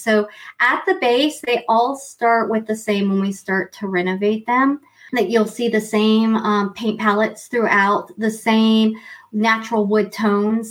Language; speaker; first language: English; native; English